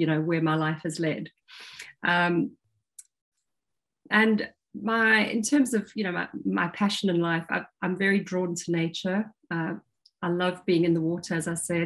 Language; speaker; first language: English; native; English